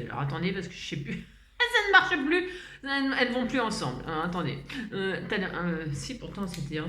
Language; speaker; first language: French; native; French